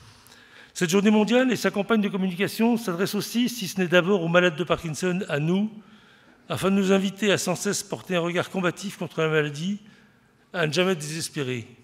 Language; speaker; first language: French; native; French